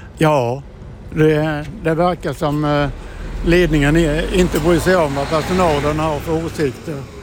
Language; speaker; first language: Swedish; native; Swedish